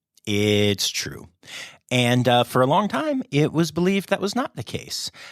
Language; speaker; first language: English; native; English